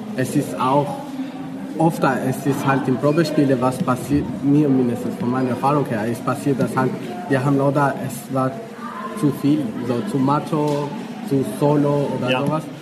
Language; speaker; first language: German; non-native, learner; Albanian